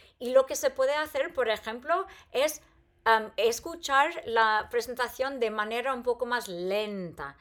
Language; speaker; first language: Spanish; non-native, fluent; English